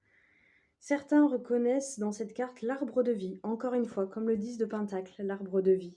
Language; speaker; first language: French; native; French